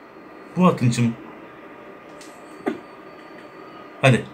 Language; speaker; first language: Turkish; native; Turkish